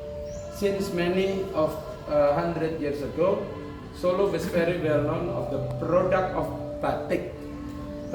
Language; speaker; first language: English; non-native, learner; Indonesian